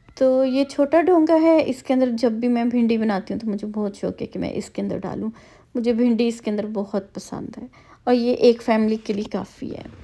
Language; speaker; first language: Urdu; non-native, local second language; Punjabi